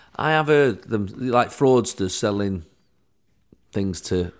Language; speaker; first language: English; native; English